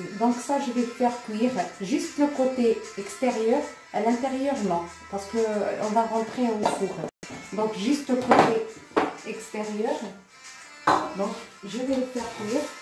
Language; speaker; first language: French; non-native, local second language; Arabic